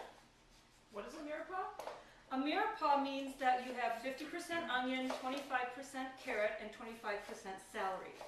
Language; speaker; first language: English; native; English